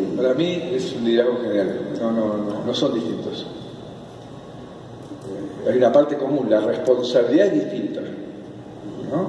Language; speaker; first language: Spanish; native; Spanish